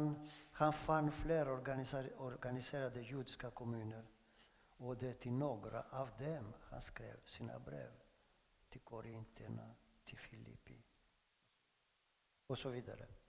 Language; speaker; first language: Swedish; non-native, fluent; Greek